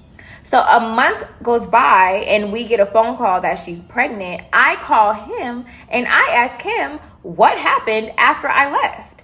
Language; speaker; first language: English; native; English